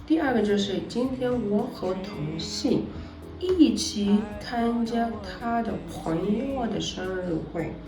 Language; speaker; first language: Chinese; non-native, learner; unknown